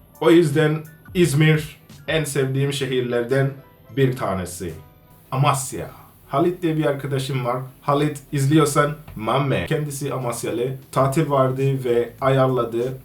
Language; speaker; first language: Turkish; non-native, fluent; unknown